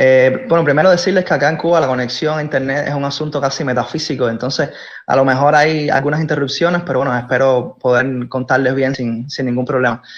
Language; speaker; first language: Spanish; native; Spanish